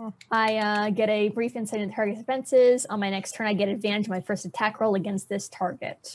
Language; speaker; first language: English; native; English